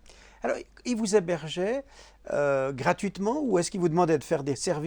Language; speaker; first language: French; native; French